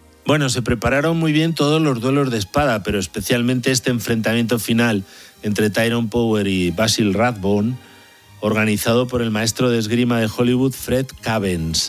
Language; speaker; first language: Spanish; native; Spanish